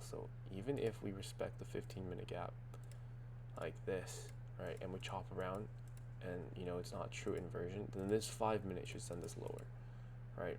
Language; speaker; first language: English; native; English